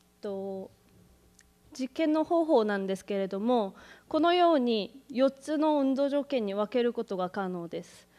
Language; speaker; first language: Japanese; non-native, fluent; Korean